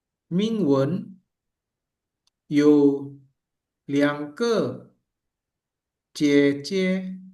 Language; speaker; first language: Chinese; non-native, learner; Indonesian